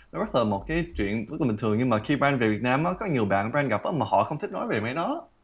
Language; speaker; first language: Vietnamese; early bilingual, heritage; Vietnamese